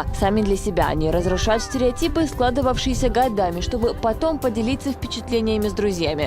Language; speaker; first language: Russian; native; Russian